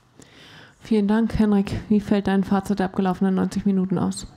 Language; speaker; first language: German; native; German